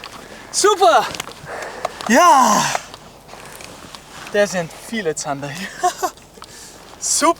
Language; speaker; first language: German; non-native, learner; Dutch